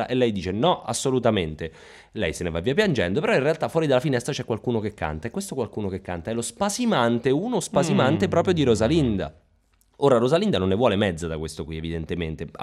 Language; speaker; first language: Italian; native; Italian